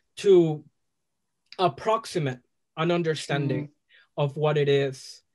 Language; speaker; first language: English; non-native, fluent; Spanish